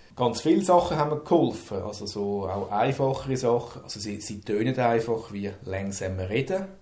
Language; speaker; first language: German; native; German